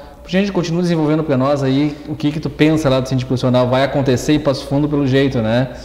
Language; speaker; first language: Portuguese; native; Portuguese